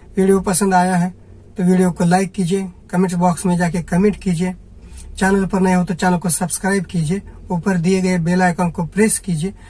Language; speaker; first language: Hindi; non-native, local second language; Marathi